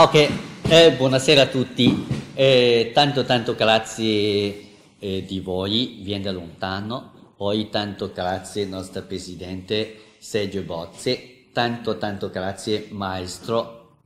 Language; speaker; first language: Italian; non-native, learner; Chinese